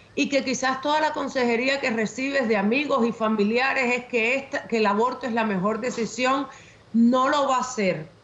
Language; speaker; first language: Spanish; native; Spanish